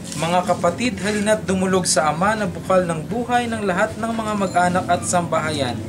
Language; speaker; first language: Filipino; non-native, local second language; Hiligaynon